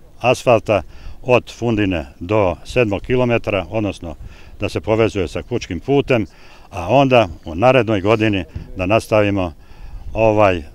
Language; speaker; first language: Bosnian; non-native, local second language; Albanian